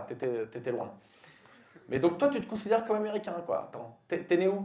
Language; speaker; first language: French; native; French